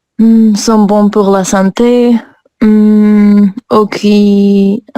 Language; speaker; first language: French; non-native, learner; English